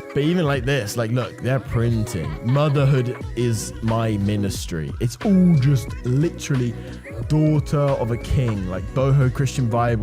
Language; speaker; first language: English; native; English